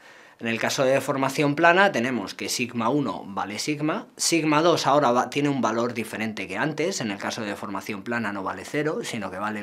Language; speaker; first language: Spanish; native; Spanish